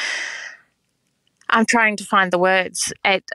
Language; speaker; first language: English; native; English